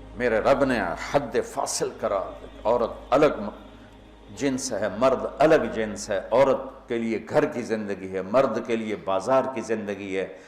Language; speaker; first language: Urdu; non-native, local second language; Punjabi